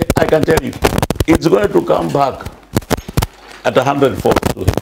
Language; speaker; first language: English; non-native, local second language; Swahili